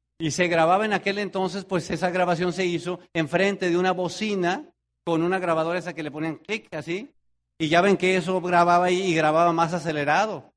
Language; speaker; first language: Spanish; native; Spanish